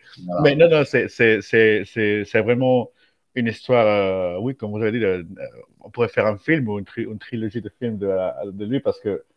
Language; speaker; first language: French; non-native, fluent; Spanish